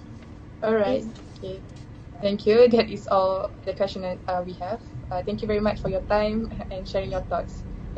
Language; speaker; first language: English; non-native, local second language; Malay